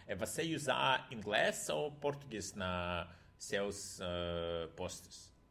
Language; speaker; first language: Portuguese; non-native, learner; Russian